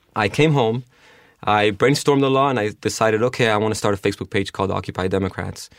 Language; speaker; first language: English; early bilingual, other home language; Spanish